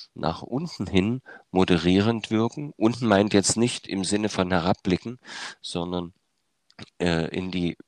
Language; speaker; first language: German; native; German